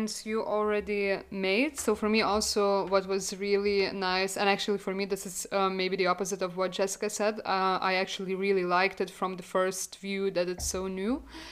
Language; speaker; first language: English; non-native, fluent; Lithuanian